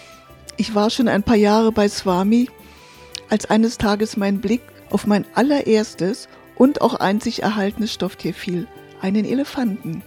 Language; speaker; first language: German; native; German